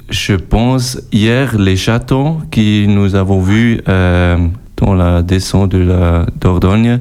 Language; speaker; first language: French; non-native, local second language; German